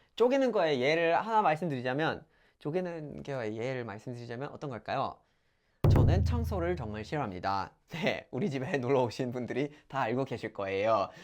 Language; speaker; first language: Korean; non-native, fluent; English